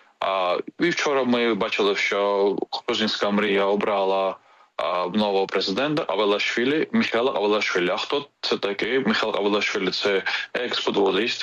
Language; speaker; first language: Ukrainian; non-native, fluent; Georgian